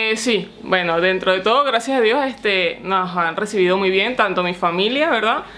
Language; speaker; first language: Spanish; native; Spanish